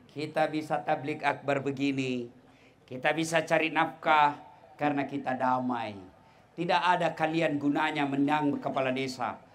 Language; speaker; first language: Indonesian; non-native, local second language; Buginese